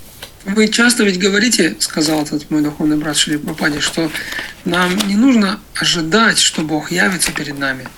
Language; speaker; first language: Russian; native; Russian